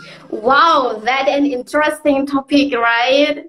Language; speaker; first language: English; non-native, learner; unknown